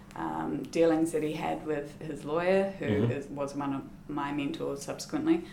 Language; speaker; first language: English; native; English